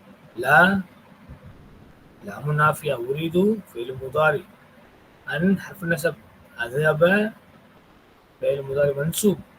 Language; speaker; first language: Arabic; non-native, fluent; Tamil